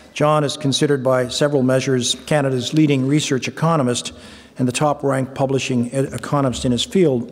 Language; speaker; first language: English; native; English